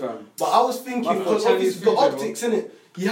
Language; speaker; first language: English; native; English